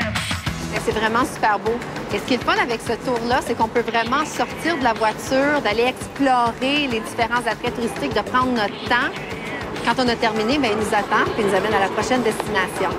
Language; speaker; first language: French; native; French